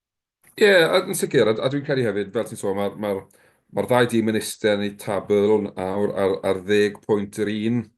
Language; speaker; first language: Welsh; native; Welsh